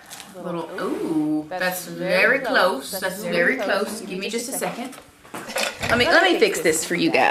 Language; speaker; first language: English; native; English